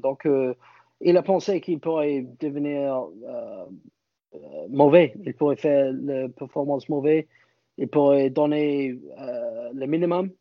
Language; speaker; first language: French; non-native, fluent; English